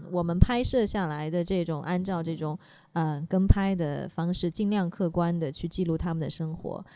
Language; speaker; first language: Chinese; native; Chinese